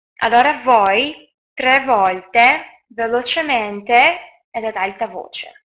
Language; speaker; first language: Italian; non-native, fluent; Russian